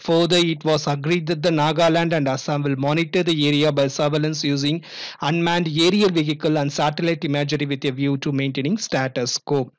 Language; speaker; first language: English; non-native, local second language; Tamil